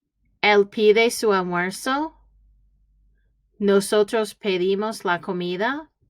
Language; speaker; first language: Spanish; early bilingual, heritage; Spanish